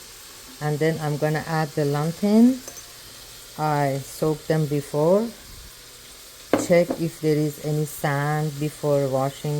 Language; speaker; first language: English; non-native, learner; Persian